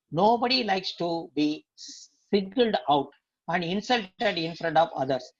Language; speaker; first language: English; non-native, local second language; Tamil